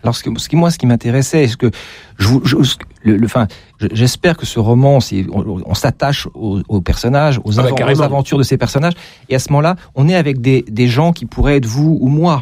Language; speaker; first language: French; native; French